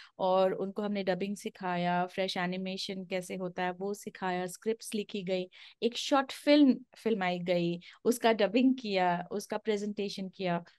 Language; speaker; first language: Hindi; non-native, local second language; Marathi